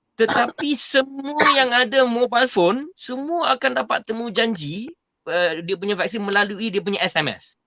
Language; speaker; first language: Malay; native; Malay